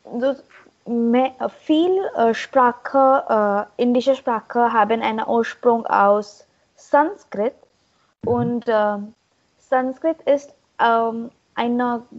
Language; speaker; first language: German; non-native, learner; Marathi